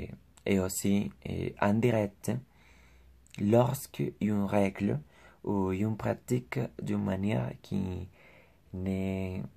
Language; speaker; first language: French; non-native, learner; Spanish